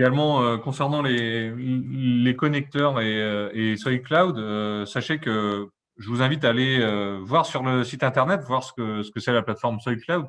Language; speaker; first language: French; native; French